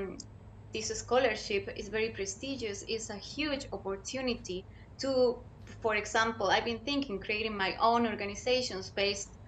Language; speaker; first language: English; non-native, fluent; Spanish